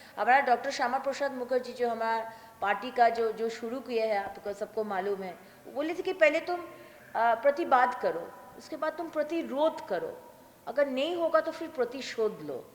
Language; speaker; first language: Hindi; non-native, local second language; Bangla